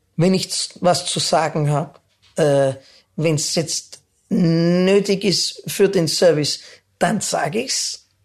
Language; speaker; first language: German; native; German